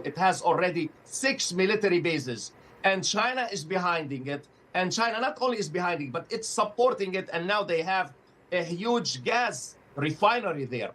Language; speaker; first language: English; non-native, fluent; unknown